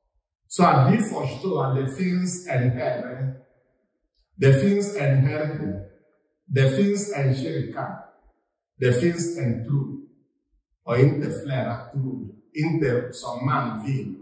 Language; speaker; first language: Swedish; non-native, fluent; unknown